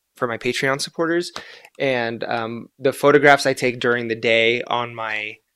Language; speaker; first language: English; early bilingual, other home language; Arabic